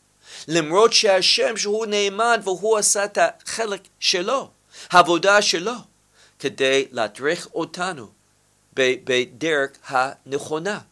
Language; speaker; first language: Hebrew; non-native, fluent; English